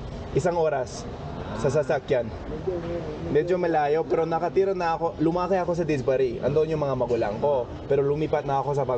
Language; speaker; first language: Filipino; non-native, fluent; English